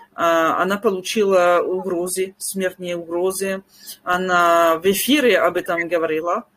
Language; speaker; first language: Russian; non-native, fluent; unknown